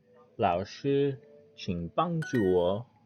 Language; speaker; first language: Chinese; non-native, learner; English